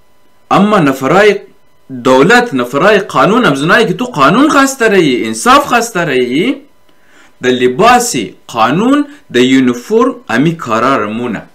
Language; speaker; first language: Persian; native; Persian